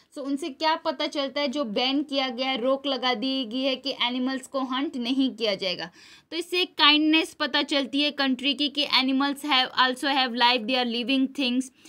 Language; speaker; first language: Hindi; non-native, local second language; Gujarati